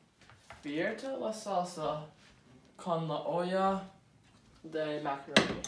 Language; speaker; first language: Spanish; non-native, learner; English